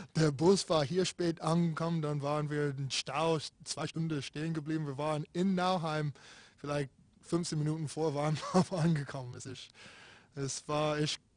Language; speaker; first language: German; non-native, fluent; English